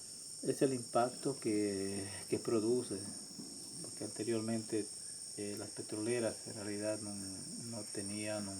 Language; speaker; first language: Spanish; non-native, local second language; Quechua